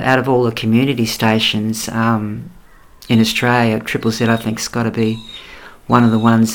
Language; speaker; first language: English; native; English